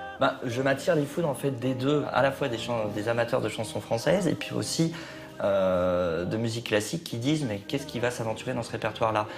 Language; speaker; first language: French; native; French